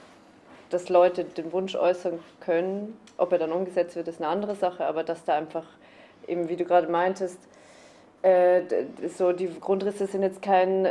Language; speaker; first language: German; native; German